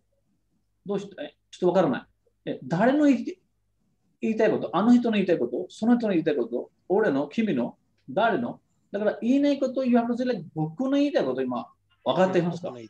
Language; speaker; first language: Japanese; non-native, fluent; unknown